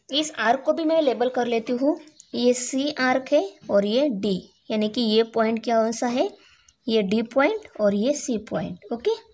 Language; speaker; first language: Hindi; non-native, local second language; Marathi